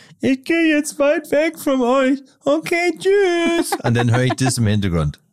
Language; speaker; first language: German; non-native, fluent; English